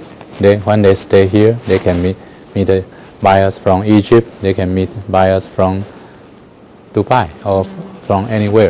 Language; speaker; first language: English; non-native, fluent; Chinese